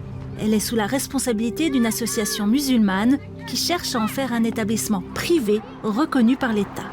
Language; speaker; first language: French; native; French